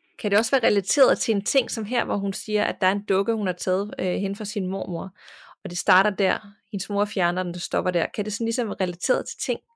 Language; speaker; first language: Danish; native; Danish